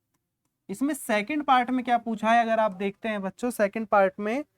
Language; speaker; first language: Hindi; native; Hindi